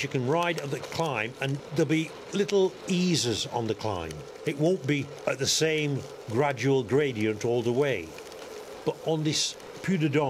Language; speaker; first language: English; native; English